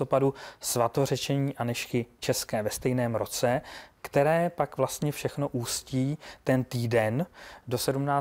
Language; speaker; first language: Czech; native; Czech